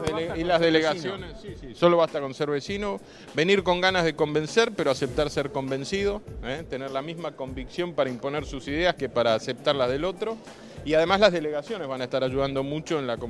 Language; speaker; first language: Spanish; native; Spanish